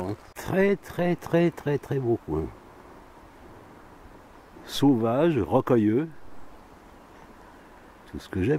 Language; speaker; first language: French; native; French